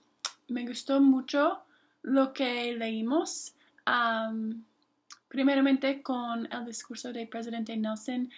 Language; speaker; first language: Spanish; non-native, fluent; English